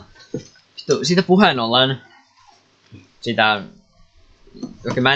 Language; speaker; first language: Finnish; native; Finnish